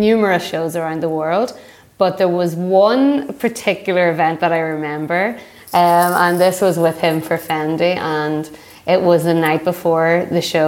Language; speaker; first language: English; native; English